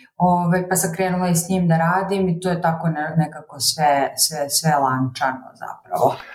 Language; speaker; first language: Serbian; native; Serbian